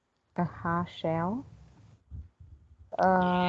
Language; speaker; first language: English; non-native, learner; Vietnamese